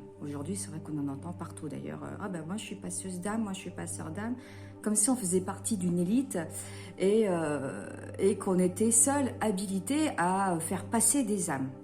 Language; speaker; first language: French; native; French